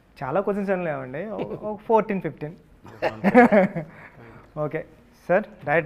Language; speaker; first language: Telugu; native; Telugu